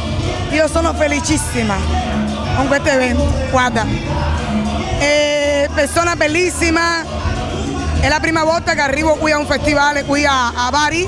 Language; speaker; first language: Italian; non-native, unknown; Spanish